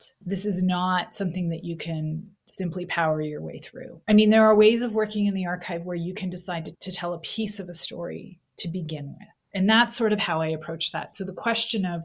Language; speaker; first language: English; native; English